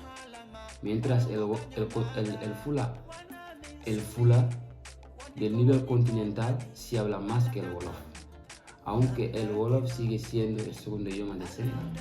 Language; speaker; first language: Spanish; non-native, fluent; Fula